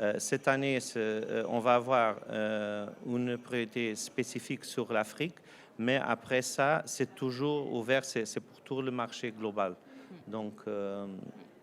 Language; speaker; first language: French; non-native, fluent; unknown